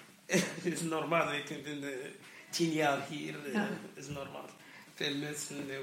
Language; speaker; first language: Dutch; non-native, learner; Arabic